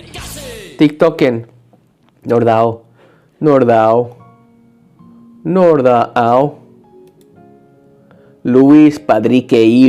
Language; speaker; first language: Basque; non-native, learner; English